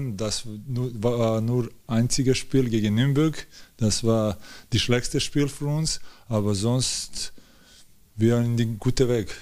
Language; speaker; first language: German; non-native, learner; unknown